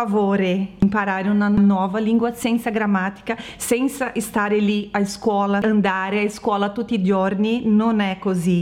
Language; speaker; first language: Italian; non-native, learner; Portuguese